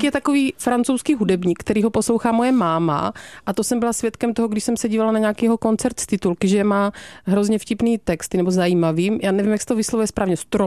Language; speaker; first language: Czech; native; Czech